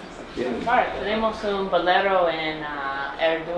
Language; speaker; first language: Spanish; non-native, learner; English